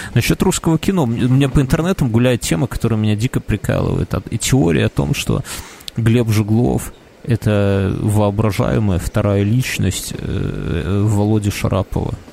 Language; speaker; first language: Russian; native; Russian